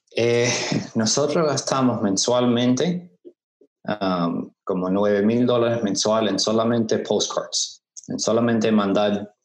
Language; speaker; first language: Spanish; early bilingual, heritage; Spanish